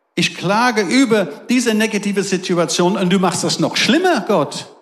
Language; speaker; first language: German; non-native, fluent; English